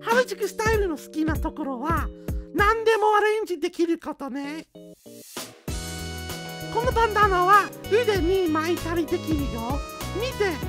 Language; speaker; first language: Japanese; non-native, fluent; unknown